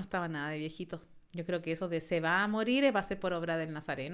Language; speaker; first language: Spanish; native; Spanish